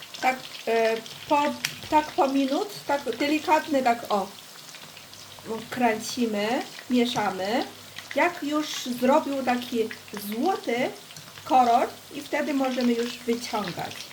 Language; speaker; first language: Polish; non-native, learner; Chinese